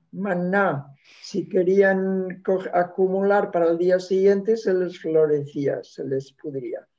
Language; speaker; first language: Spanish; non-native, local second language; Catalan